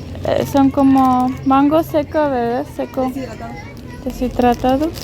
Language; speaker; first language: Spanish; non-native, fluent; Armenian